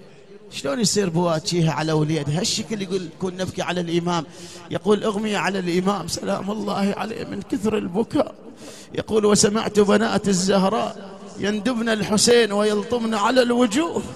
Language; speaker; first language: Arabic; native; Arabic